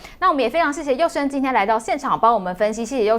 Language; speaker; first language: Chinese; native; Chinese